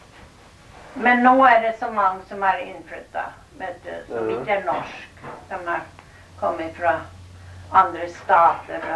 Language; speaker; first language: Norwegian; early bilingual, heritage; Norwegian